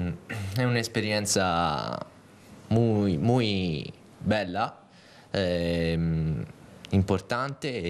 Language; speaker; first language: Spanish; non-native, learner; Italian